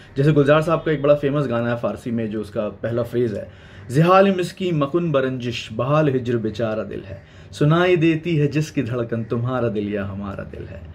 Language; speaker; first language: Hindi; native; Hindi